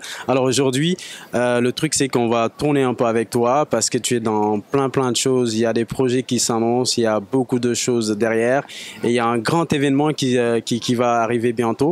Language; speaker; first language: French; non-native, local second language; Wolof